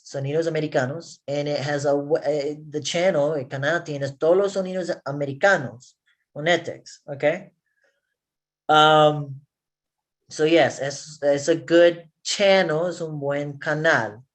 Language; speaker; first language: Spanish; non-native, learner; English